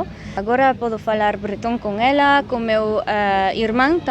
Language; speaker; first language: Galician; non-native, fluent; French